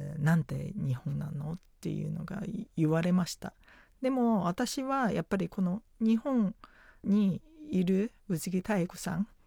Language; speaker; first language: Japanese; non-native, fluent; Chinese